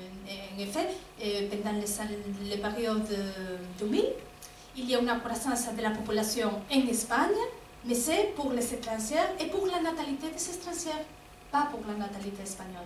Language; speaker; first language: French; non-native, fluent; Spanish